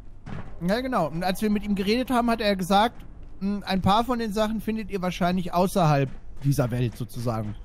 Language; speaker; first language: German; native; German